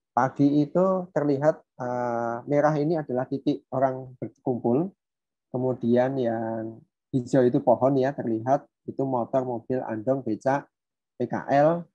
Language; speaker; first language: Indonesian; native; Indonesian